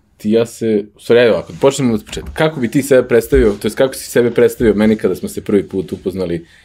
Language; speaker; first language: Serbian; native; Serbian